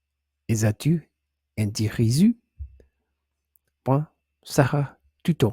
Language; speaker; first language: French; non-native, learner; English